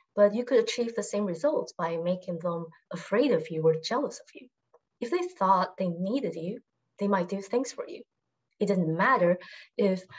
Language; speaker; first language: English; non-native, fluent; Chinese